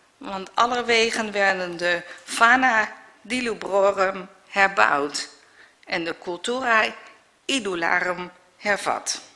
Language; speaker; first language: Dutch; native; Dutch